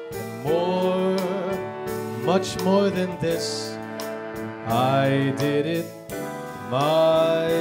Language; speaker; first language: English; native; English